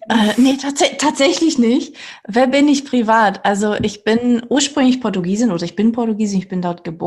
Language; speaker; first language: German; early bilingual, other home language; Portuguese